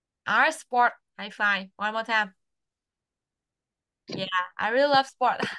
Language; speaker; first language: English; non-native, fluent; Vietnamese